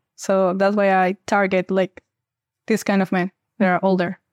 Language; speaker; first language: English; non-native, fluent; Spanish